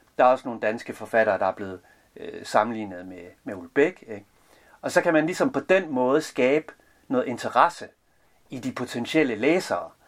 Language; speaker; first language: Danish; early bilingual, other home language; Serbian